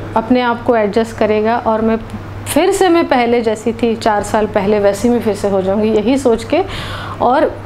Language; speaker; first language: Hindi; non-native, local second language; Marathi